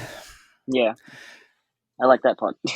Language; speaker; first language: English; native; English